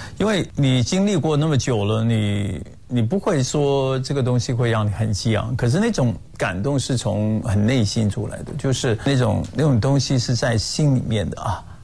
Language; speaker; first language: Chinese; non-native, local second language; Cantonese